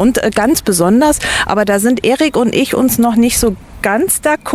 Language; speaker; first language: German; native; German